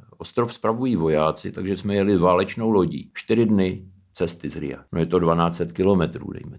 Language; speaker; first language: Czech; early bilingual, heritage; Czech